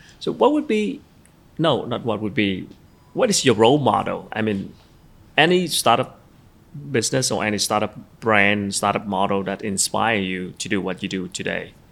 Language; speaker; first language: English; non-native, fluent; Vietnamese